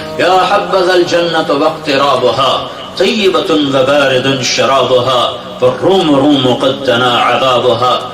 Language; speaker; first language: Urdu; non-native, local second language; Punjabi